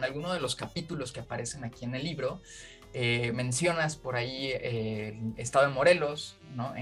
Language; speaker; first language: Spanish; native; Spanish